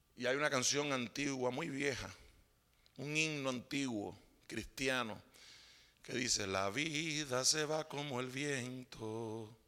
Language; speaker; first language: Spanish; native; Spanish